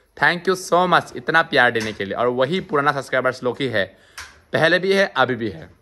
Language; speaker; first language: Hindi; non-native, local second language; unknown